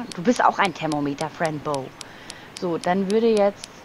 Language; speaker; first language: German; native; German